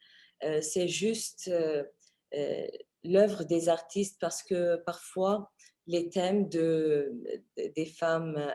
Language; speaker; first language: French; non-native, fluent; Arabic